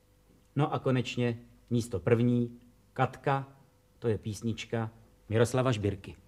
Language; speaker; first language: Czech; native; Czech